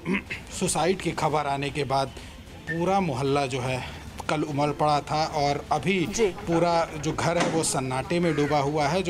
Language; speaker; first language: Hindi; native; Hindi